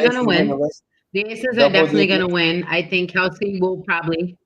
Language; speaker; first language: English; native; English